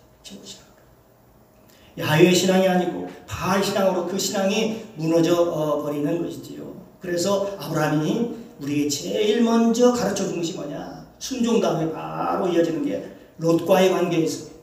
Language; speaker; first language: Korean; native; Korean